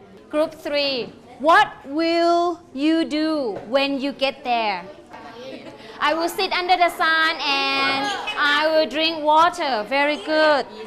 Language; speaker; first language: English; non-native, fluent; Thai